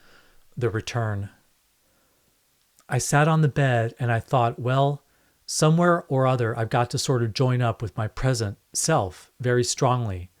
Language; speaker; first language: English; native; English